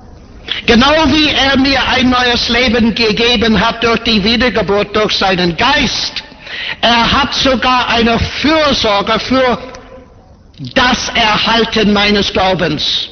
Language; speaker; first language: German; non-native, fluent; English